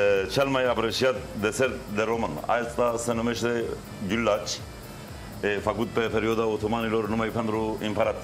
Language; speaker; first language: Romanian; non-native, fluent; Turkish